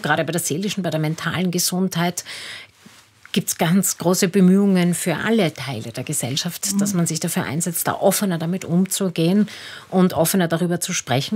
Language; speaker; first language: German; native; German